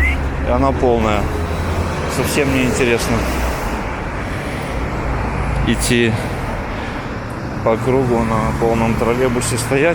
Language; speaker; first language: Russian; native; Russian